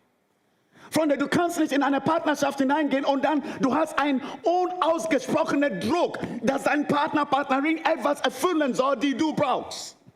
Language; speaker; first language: German; non-native, fluent; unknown